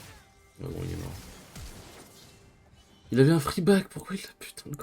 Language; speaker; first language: French; native; French